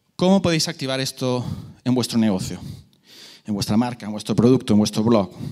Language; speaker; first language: Spanish; native; Spanish